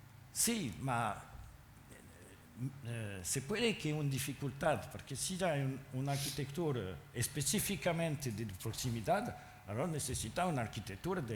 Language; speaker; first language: Spanish; non-native, learner; French